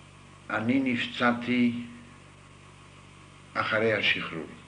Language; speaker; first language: Hebrew; non-native, fluent; Yiddish